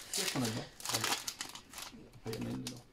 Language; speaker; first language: French; native; French